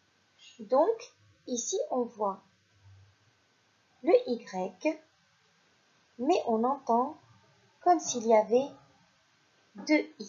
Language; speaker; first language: French; non-native, local second language; Arabic